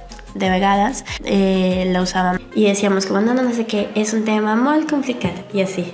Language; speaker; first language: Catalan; non-native, learner; Spanish